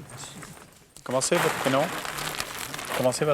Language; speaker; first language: French; native; French